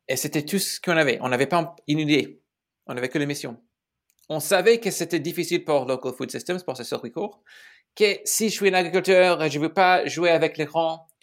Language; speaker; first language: French; non-native, fluent; English